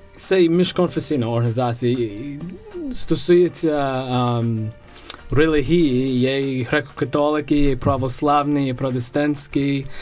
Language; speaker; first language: Ukrainian; non-native, learner; English